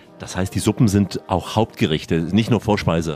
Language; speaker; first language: German; native; German